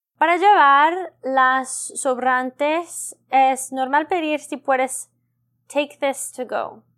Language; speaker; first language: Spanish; non-native, learner; English